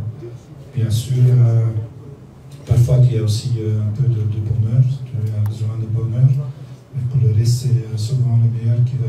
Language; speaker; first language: French; non-native, learner; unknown